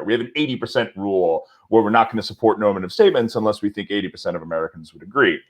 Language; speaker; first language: English; native; English